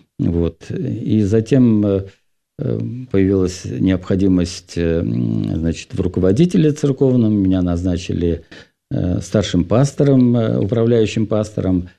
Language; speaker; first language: Russian; non-native, local second language; Finnish